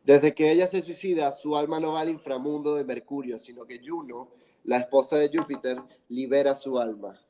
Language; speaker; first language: Spanish; non-native, fluent; English